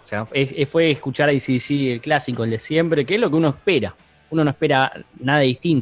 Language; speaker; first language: Spanish; native; Spanish